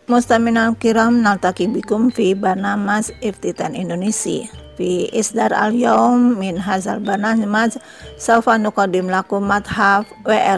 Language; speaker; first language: Arabic; non-native, fluent; Indonesian